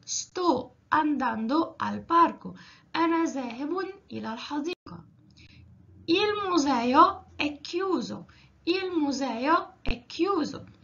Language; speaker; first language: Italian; non-native, fluent; Arabic